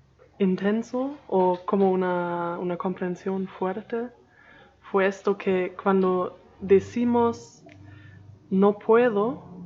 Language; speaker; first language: Spanish; non-native, learner; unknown